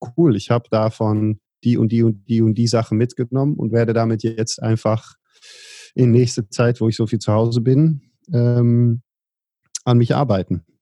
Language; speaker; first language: German; non-native, fluent; Dutch